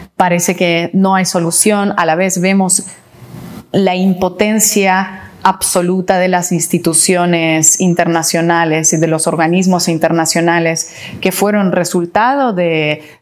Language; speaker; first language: Spanish; non-native, fluent; Russian